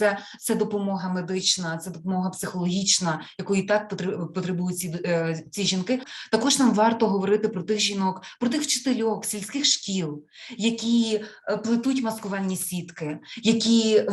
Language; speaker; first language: Ukrainian; native; Ukrainian